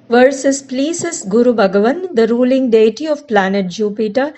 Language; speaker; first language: English; non-native, local second language; Tamil